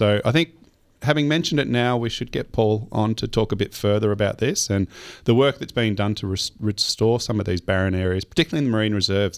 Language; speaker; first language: English; native; English